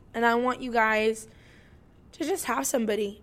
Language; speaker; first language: English; native; English